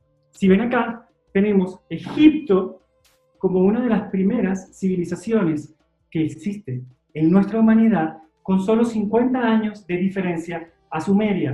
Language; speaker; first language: Spanish; native; Spanish